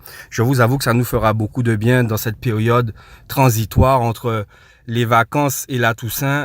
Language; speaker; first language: French; non-native, local second language; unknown